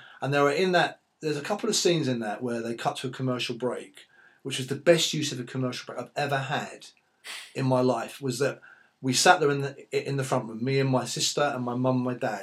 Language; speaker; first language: English; native; English